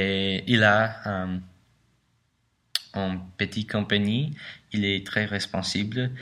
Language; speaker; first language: French; non-native, learner; English